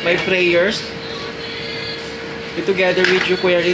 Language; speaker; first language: English; non-native, local second language; Filipino